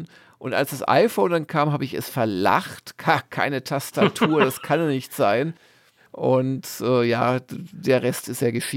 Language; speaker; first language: German; native; German